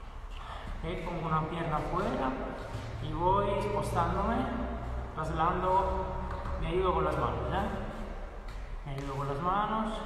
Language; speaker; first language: Spanish; non-native, fluent; Italian